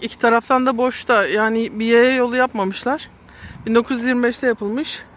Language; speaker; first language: Turkish; native; Turkish